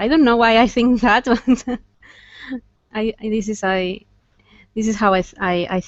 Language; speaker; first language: English; non-native, fluent; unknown